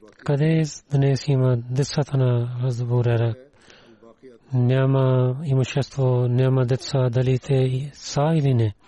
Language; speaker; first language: Bulgarian; non-native, learner; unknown